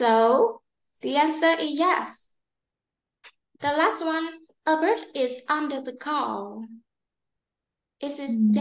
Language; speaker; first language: English; non-native, learner; Vietnamese